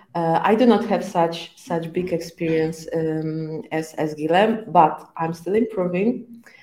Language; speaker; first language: English; non-native, fluent; Polish